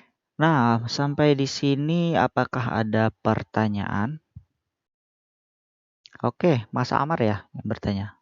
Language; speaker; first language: Indonesian; native; Indonesian